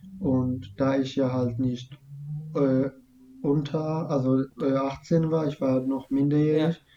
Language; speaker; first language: German; non-native, fluent; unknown